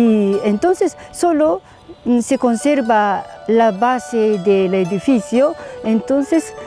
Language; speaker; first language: Spanish; non-native, learner; Japanese